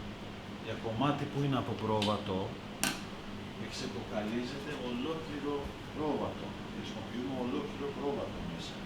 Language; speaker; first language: Greek; non-native, learner; Persian